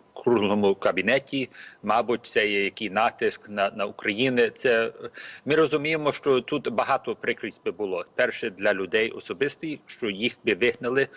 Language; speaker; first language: Ukrainian; early bilingual, heritage; Ukrainian